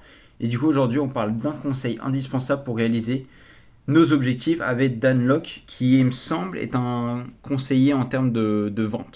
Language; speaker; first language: French; native; French